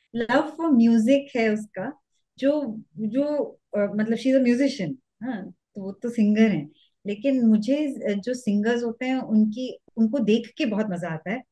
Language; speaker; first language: Hindi; native; Hindi